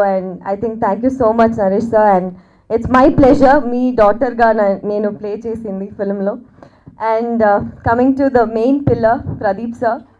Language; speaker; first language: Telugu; non-native, learner; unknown